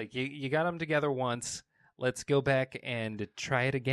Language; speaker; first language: English; native; English